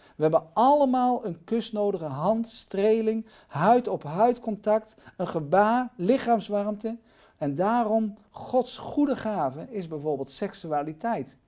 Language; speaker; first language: Dutch; native; Dutch